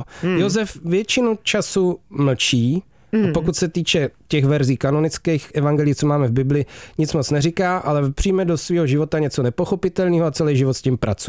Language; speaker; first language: Czech; native; Czech